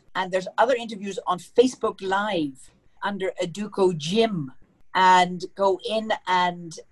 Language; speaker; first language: English; native; English